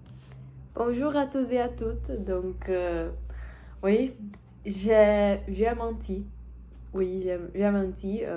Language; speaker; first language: French; non-native, learner; Portuguese